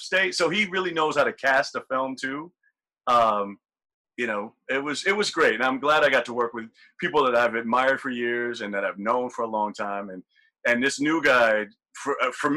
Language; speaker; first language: English; native; English